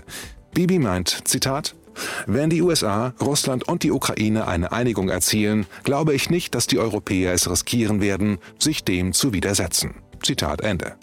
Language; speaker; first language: German; native; German